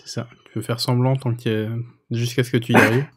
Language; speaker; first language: French; native; French